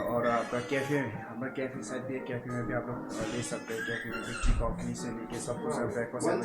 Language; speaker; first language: Hindi; non-native, local second language; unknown